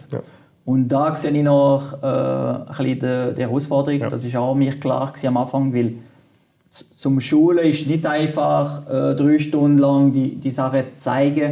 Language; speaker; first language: German; non-native, local second language; French